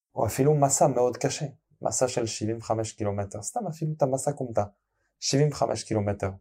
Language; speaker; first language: Hebrew; non-native, fluent; French